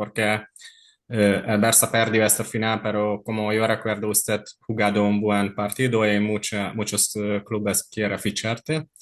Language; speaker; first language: Spanish; non-native, learner; Hungarian